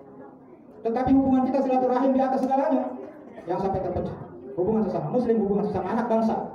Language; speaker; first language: Indonesian; native; Indonesian